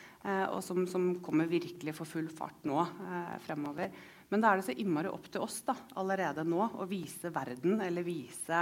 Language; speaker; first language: Norwegian; native; Norwegian